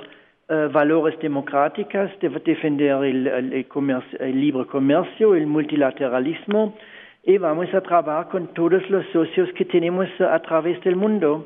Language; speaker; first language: Spanish; non-native, fluent; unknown